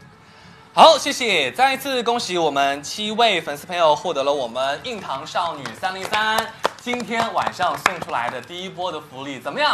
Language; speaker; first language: Chinese; native; Chinese